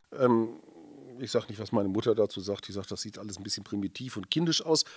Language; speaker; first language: German; native; German